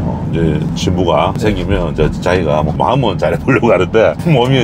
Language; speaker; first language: Korean; native; Korean